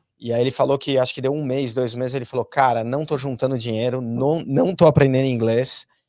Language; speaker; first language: Portuguese; native; Portuguese